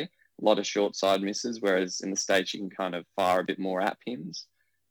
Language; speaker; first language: English; native; English